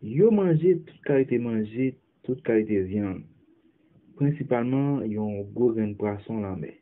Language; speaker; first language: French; non-native, local second language; Haitian Creole